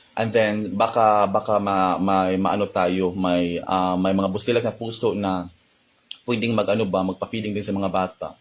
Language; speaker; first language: Filipino; non-native, local second language; Cebuano